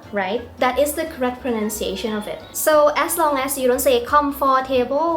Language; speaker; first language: English; early bilingual, other home language; Thai